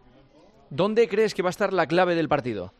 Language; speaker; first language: Spanish; native; Spanish